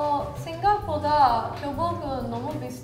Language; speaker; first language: Korean; non-native, learner; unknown